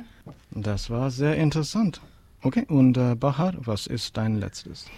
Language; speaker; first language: German; non-native, learner; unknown